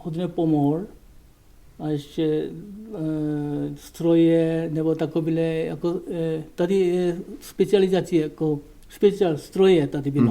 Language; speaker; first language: Czech; non-native, learner; Korean